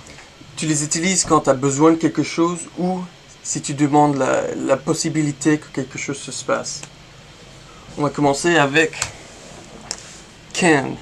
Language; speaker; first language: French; non-native, fluent; English